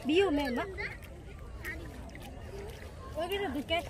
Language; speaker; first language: Korean; early bilingual, other home language; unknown